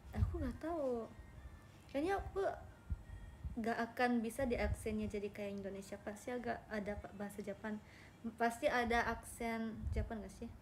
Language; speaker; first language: Indonesian; non-native, learner; Japanese